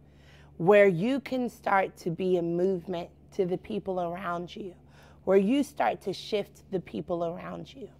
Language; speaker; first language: English; native; English